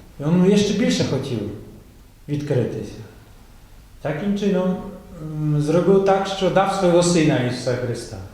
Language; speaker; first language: Ukrainian; non-native, fluent; Polish